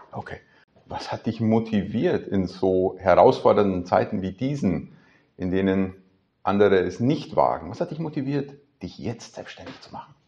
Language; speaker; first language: German; native; German